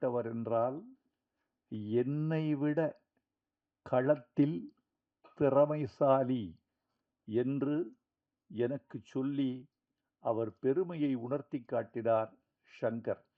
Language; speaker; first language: Tamil; native; Tamil